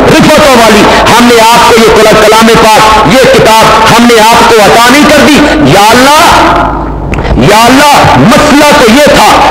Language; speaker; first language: Urdu; non-native, local second language; Punjabi